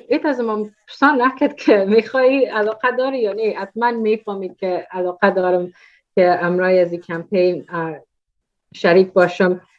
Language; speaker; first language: Persian; early bilingual, heritage; Persian